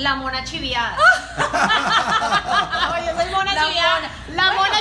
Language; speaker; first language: Spanish; native; Spanish